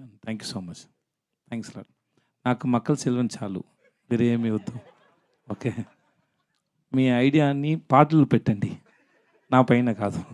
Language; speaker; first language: Telugu; non-native, learner; Tamil